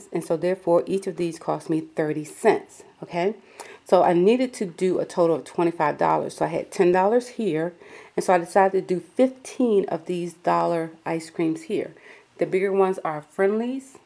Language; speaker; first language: English; native; English